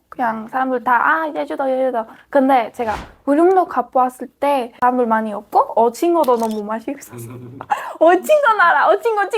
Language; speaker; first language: Korean; non-native, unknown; Spanish